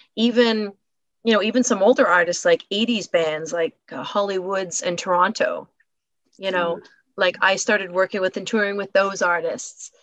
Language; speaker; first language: English; native; English